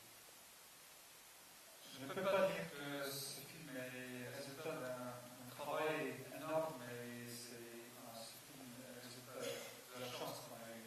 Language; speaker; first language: French; non-native, fluent; Estonian